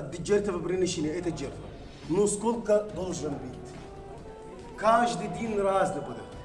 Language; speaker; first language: Russian; non-native, learner; Arabic